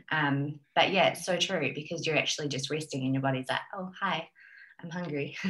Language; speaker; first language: English; native; English